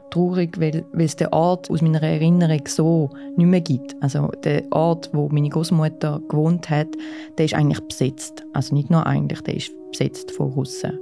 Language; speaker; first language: German; early bilingual, other home language; Russian